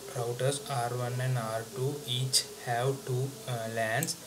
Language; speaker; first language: English; non-native, local second language; Sinhala